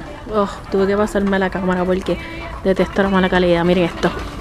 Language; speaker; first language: Spanish; native; Spanish